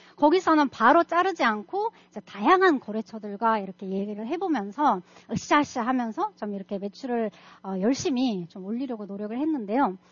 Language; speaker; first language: Korean; non-native, fluent; Russian